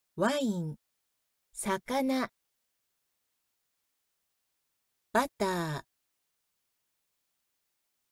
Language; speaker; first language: Japanese; non-native, learner; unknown